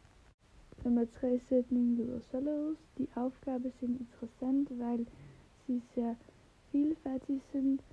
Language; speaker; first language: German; non-native, learner; Danish